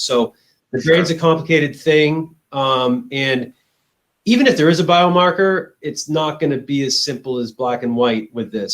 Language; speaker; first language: English; native; English